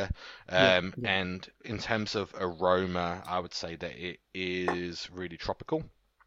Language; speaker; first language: English; native; English